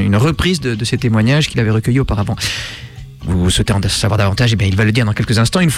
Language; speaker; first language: French; native; French